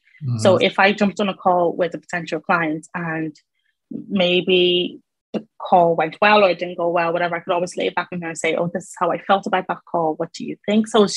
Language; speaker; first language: English; native; English